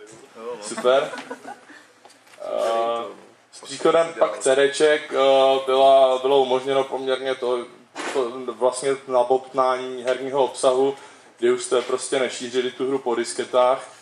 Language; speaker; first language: Czech; native; Czech